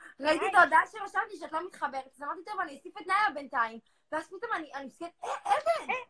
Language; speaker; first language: Hebrew; native; Hebrew